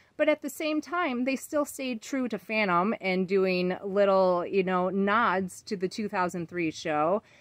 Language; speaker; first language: English; native; English